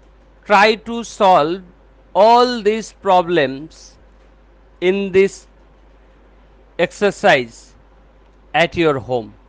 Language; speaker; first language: English; non-native, local second language; Bangla